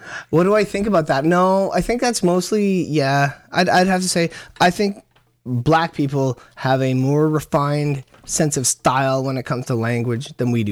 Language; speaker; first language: English; native; English